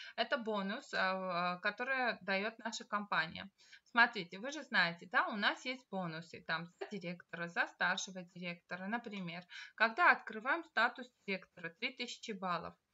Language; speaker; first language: Russian; non-native, local second language; Armenian